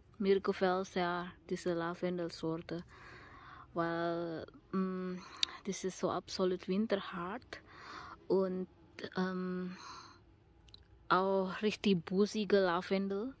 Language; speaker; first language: German; non-native, learner; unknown